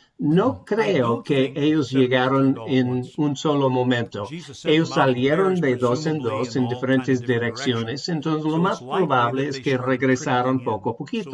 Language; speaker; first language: Spanish; non-native, fluent; English